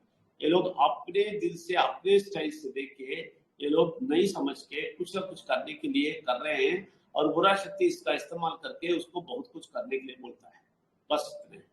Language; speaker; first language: Hindi; non-native, local second language; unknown